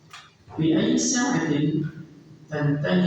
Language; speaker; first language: Arabic; non-native, fluent; Indonesian